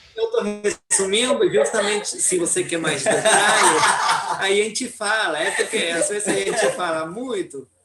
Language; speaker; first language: Portuguese; non-native, fluent; Spanish